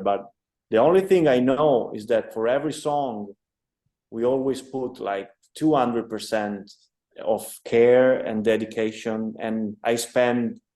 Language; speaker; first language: English; non-native, fluent; Italian